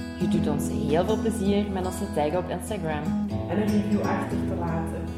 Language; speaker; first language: Dutch; native; Dutch